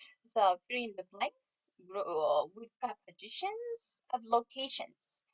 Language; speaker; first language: English; non-native, fluent; Korean